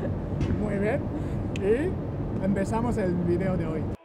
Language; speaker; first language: Spanish; non-native, fluent; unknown